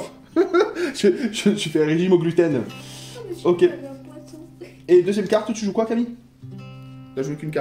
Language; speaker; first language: French; native; French